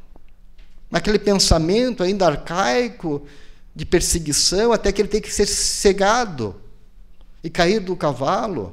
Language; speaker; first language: Portuguese; native; Portuguese